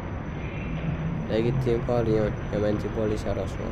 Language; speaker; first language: Finnish; early bilingual, other home language; Persian